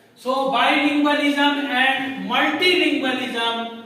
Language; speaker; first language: English; non-native, local second language; Hindi